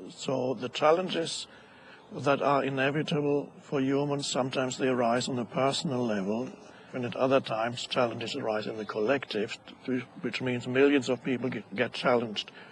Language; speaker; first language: English; non-native, fluent; German